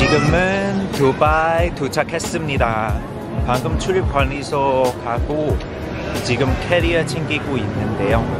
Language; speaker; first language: Korean; non-native, learner; Cantonese